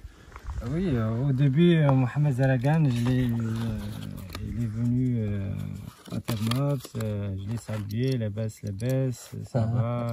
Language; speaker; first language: French; non-native, local second language; Arabic